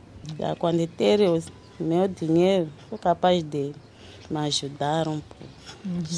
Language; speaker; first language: Portuguese; non-native, local second language; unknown